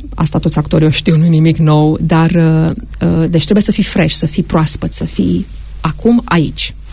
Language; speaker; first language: Romanian; native; Romanian